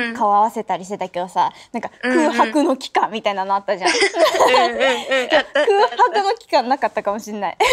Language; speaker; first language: Japanese; native; Japanese